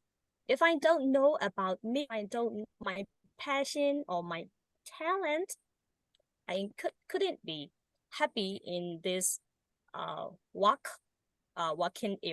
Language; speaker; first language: English; non-native, learner; Burmese